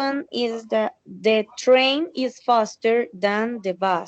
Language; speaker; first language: English; non-native, learner; Spanish